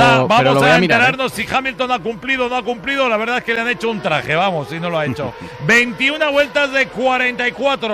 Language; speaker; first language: Spanish; native; Spanish